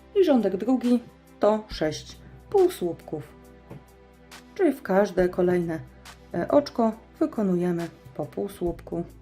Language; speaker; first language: Polish; native; Polish